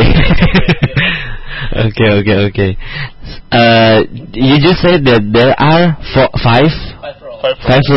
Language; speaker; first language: English; non-native, learner; Indonesian